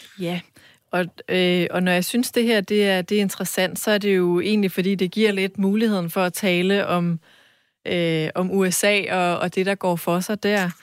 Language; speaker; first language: Danish; early bilingual, other home language; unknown